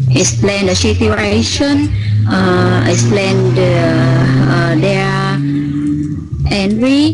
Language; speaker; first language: English; non-native, learner; Vietnamese